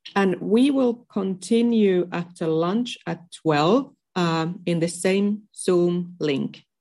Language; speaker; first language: English; non-native, fluent; Finnish